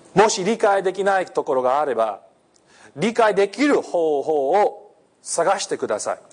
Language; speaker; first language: Japanese; non-native, fluent; English